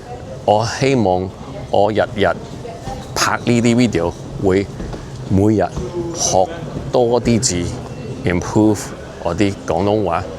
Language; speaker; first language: Cantonese; early bilingual, heritage; Cantonese